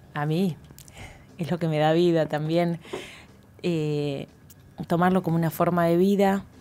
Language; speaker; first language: Spanish; native; Spanish